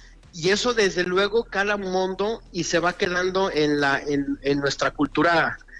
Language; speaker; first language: Spanish; native; Spanish